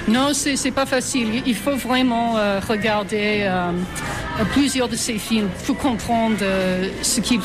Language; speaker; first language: French; non-native, fluent; English